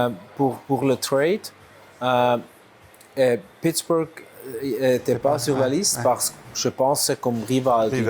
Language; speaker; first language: French; non-native, local second language; German